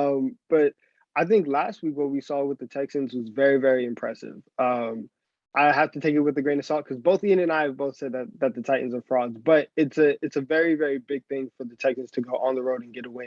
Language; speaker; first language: English; native; English